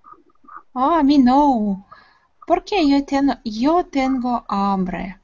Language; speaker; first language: Spanish; non-native, learner; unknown